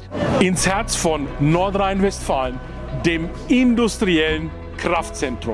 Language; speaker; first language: German; native; German